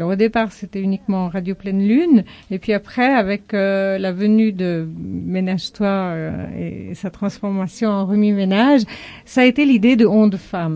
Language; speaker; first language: French; native; French